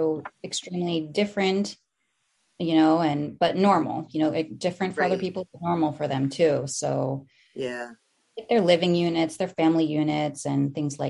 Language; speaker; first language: English; early bilingual, other home language; Filipino